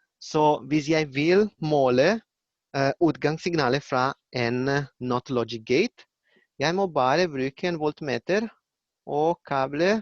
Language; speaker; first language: Norwegian; non-native, learner; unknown